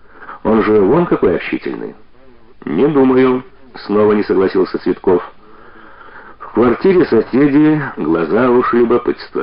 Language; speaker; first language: Russian; native; Russian